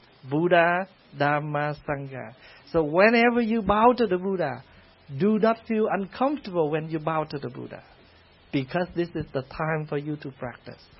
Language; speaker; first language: English; non-native, fluent; Vietnamese